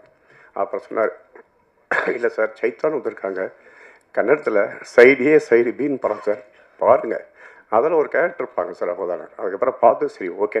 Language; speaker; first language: Tamil; native; Tamil